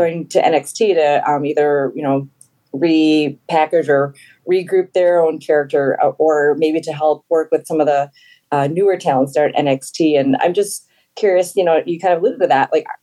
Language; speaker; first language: English; native; English